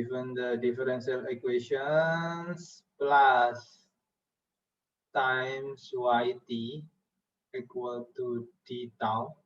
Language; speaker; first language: English; non-native, fluent; Indonesian